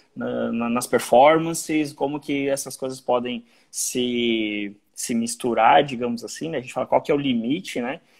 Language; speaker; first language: Portuguese; native; Portuguese